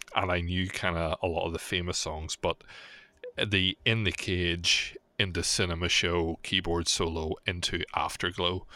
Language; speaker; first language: English; native; English